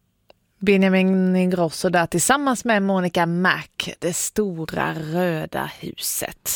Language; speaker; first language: Swedish; native; Swedish